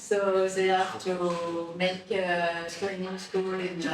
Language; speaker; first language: English; non-native, learner; French